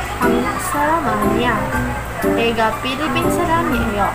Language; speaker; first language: Korean; non-native, learner; Filipino